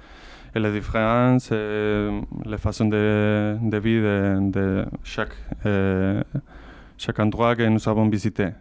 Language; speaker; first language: French; non-native, learner; Spanish